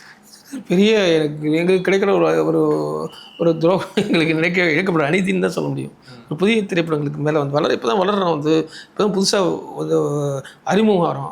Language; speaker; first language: Tamil; native; Tamil